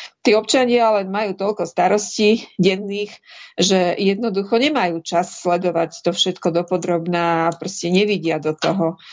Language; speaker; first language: Slovak; native; Slovak